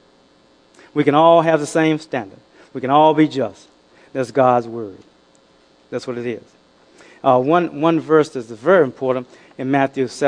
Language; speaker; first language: English; native; English